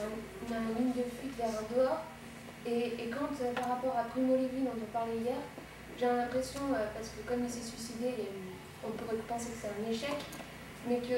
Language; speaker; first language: French; native; French